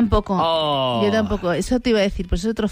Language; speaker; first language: Spanish; native; Spanish